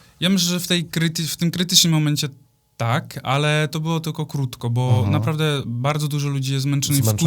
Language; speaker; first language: Polish; non-native, fluent; Czech